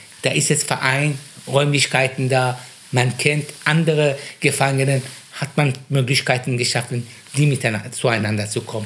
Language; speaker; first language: German; non-native, fluent; Persian